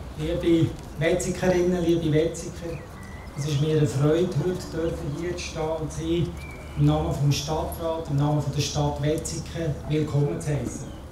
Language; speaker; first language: German; native; German